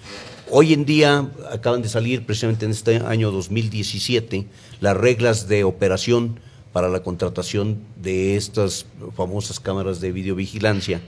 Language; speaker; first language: Spanish; native; Spanish